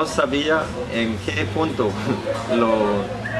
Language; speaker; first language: Spanish; non-native, learner; Danish